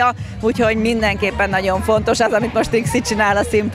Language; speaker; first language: Hungarian; native; Hungarian